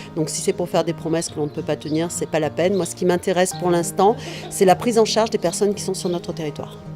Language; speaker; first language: French; native; French